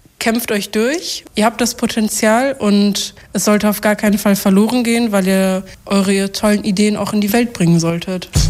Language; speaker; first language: German; early bilingual, other home language; Kurdish